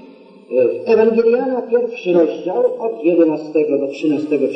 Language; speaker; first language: Polish; native; Polish